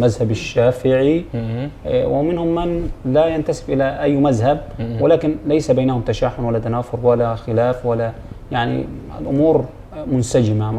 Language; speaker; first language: Arabic; native; Arabic